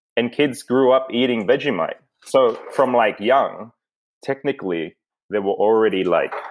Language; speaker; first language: English; non-native, local second language; Filipino